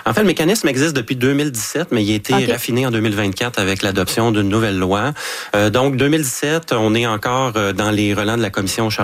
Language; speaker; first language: French; native; French